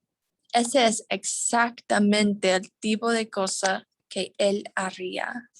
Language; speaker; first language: Spanish; non-native, fluent; English